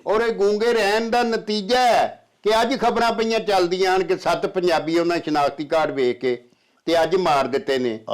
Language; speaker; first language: Punjabi; native; Punjabi